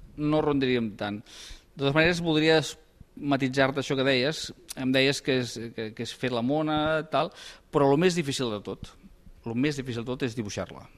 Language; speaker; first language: Catalan; native; Catalan